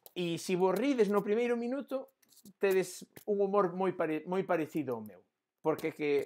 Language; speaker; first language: Galician; non-native, local second language; Spanish